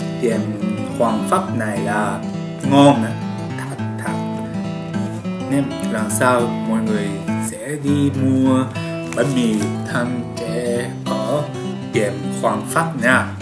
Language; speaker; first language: Vietnamese; non-native, learner; Japanese